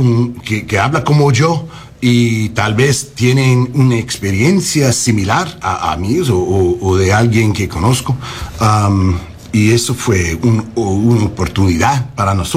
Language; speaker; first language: Spanish; non-native, learner; English